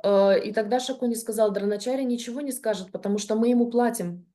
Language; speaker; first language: Russian; native; Russian